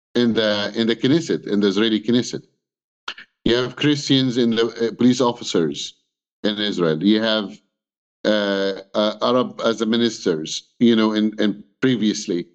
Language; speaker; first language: English; non-native, fluent; Arabic